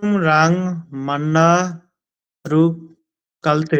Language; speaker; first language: Korean; non-native, learner; Bangla